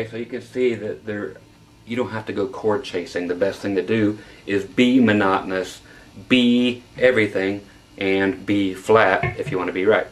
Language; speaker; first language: English; native; English